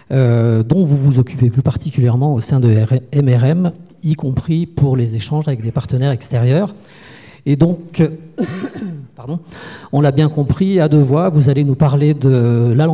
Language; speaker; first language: French; native; French